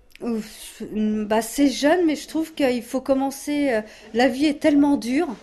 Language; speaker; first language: French; native; French